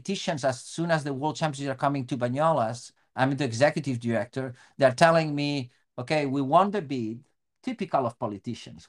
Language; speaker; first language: English; non-native, fluent; Spanish